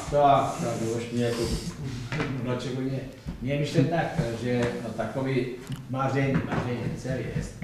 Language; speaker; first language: Polish; non-native, learner; Czech